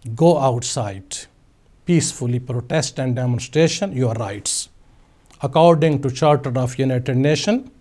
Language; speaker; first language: English; non-native, local second language; Urdu